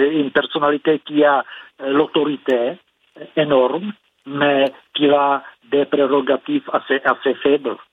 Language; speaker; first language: French; non-native, fluent; Czech